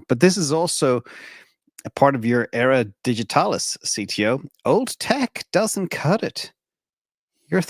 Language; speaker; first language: English; native; English